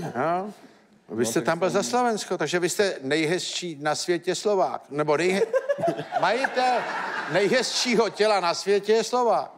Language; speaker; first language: Czech; native; Czech